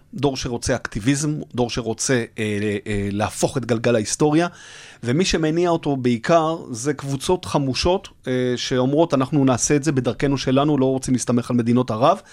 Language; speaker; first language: Hebrew; native; Hebrew